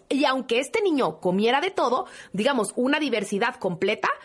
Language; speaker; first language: Spanish; native; Spanish